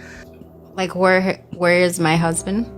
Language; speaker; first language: English; non-native, learner; Haitian Creole